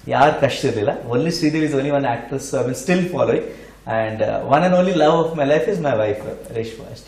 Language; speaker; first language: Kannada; non-native, local second language; Tulu